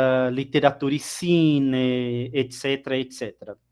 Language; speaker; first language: Spanish; non-native, fluent; Portuguese